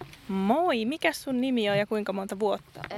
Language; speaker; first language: Finnish; native; Finnish